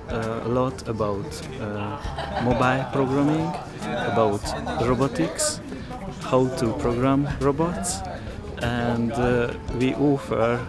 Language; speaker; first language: English; non-native, fluent; Hungarian